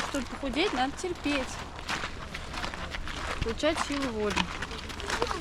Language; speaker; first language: Russian; native; Russian